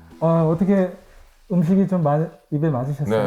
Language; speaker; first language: Korean; native; Korean